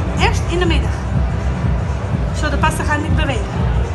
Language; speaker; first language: Dutch; non-native, learner; Italian